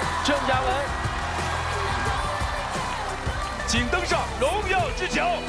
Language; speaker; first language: Chinese; native; Chinese